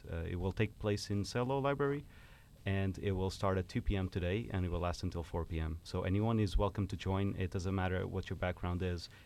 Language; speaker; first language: English; non-native, fluent; Portuguese